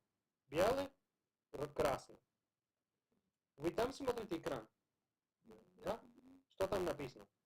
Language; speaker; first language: Russian; non-native, learner; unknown